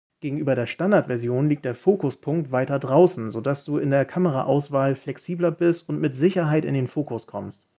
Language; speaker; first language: German; native; German